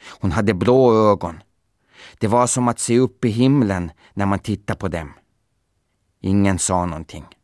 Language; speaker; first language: Swedish; native; Swedish